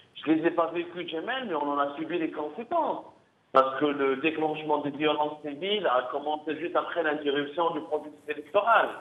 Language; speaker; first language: French; non-native, local second language; Arabic